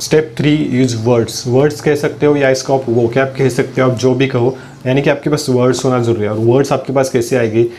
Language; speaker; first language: Hindi; non-native, local second language; Marathi